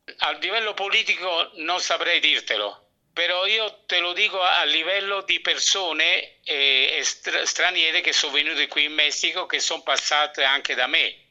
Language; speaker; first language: Italian; native; Italian